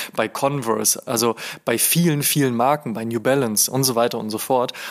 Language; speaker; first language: German; native; German